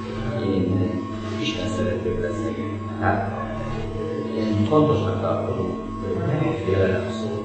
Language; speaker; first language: Hungarian; non-native, fluent; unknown